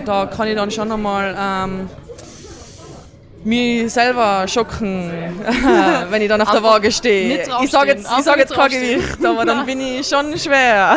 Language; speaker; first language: German; native; German